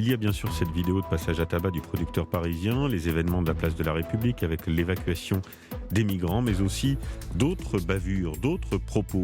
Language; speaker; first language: French; native; French